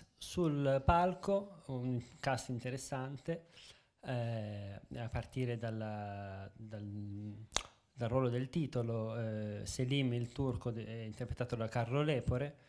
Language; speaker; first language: Italian; native; Italian